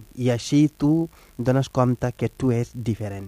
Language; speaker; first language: Catalan; non-native, fluent; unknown